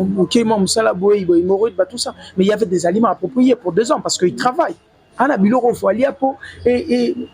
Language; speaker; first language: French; non-native, local second language; Lingala